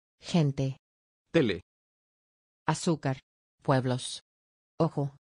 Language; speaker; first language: Spanish; non-native, learner; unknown